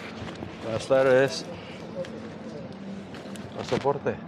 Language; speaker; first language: Spanish; non-native, learner; English